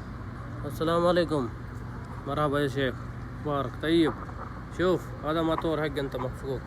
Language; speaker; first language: Arabic; non-native, learner; Urdu